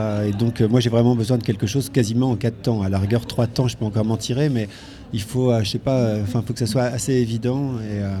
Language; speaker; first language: French; native; French